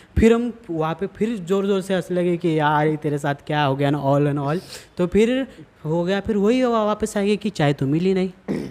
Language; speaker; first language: Hindi; non-native, local second language; Marathi